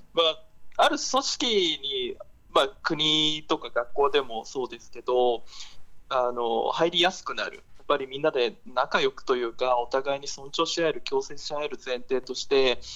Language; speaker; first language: Japanese; early bilingual, other home language; Portuguese